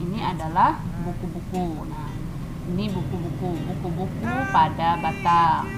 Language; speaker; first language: Indonesian; native; Indonesian